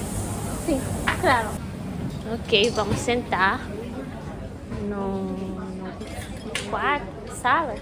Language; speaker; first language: Portuguese; non-native, learner; Japanese